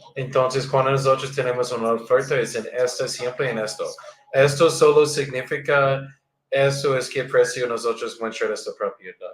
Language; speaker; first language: Spanish; non-native, learner; English